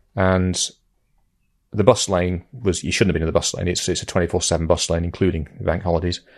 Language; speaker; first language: English; native; English